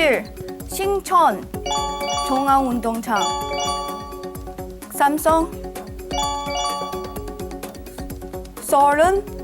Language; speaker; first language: Korean; non-native, learner; English